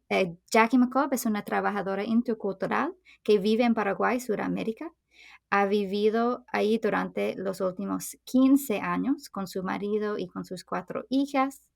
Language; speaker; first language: Spanish; non-native, fluent; English